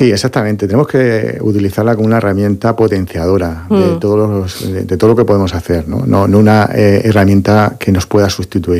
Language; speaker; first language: Spanish; native; Spanish